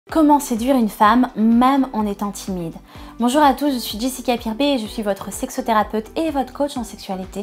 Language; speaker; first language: French; native; French